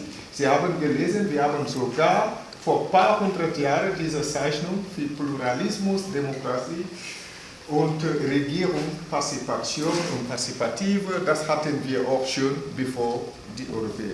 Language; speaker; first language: German; non-native, fluent; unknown